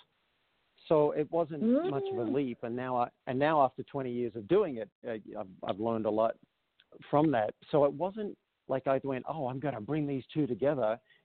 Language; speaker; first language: English; native; English